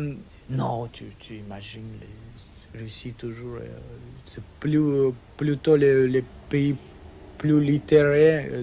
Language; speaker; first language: French; non-native, learner; Russian